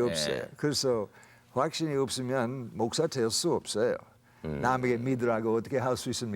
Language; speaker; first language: Korean; non-native, fluent; English